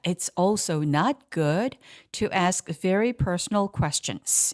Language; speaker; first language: English; non-native, fluent; Korean